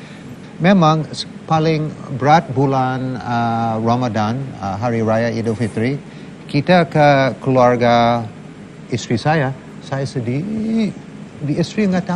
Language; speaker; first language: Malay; non-native, fluent; English